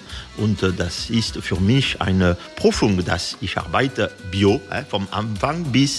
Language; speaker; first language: German; non-native, fluent; French